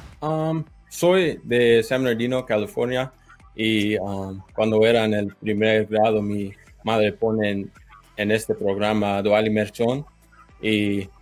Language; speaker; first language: Spanish; non-native, learner; English